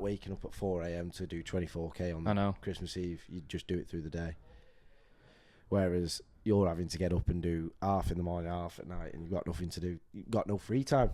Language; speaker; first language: English; native; English